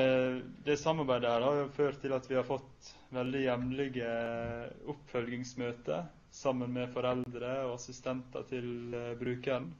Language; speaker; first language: Norwegian; native; Norwegian